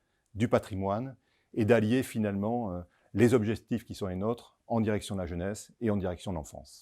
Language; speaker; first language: French; native; French